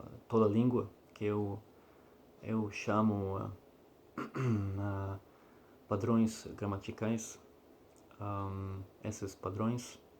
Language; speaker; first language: Portuguese; non-native, learner; Russian